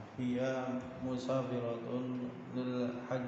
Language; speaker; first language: Arabic; non-native, learner; Indonesian